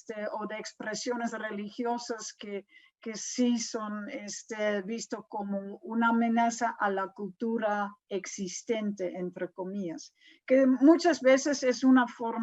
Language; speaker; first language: Spanish; non-native, fluent; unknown